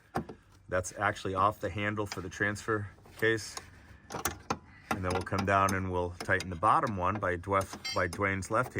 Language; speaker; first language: English; native; English